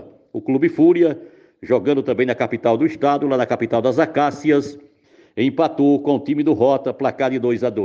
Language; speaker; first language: Portuguese; native; Portuguese